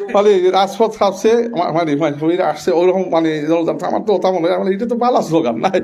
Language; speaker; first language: Bangla; native; Bangla